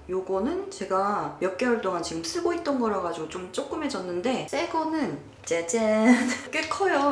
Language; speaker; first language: Korean; native; Korean